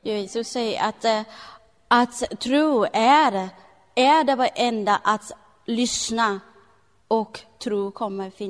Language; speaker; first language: Swedish; non-native, learner; Thai